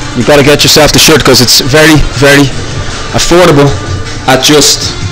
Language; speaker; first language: English; native; English